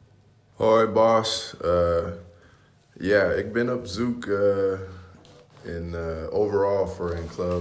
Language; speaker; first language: Dutch; non-native, learner; English